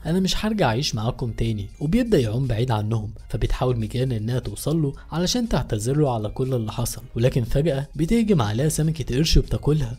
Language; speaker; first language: Arabic; native; Arabic